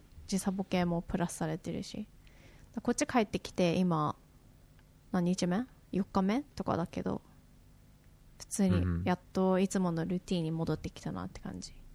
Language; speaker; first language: Japanese; early bilingual, heritage; Japanese